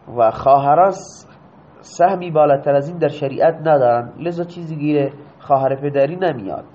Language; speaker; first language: Persian; non-native, local second language; Baluchi